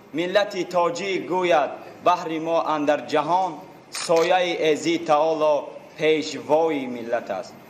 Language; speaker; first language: Tajik; native; Tajik